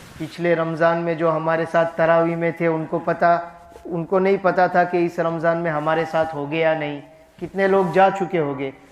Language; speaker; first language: Urdu; non-native, fluent; Gujarati